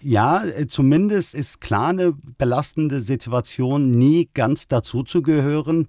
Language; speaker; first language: German; early bilingual, other home language; Turkish